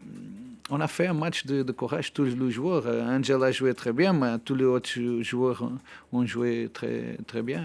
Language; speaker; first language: French; non-native, learner; Portuguese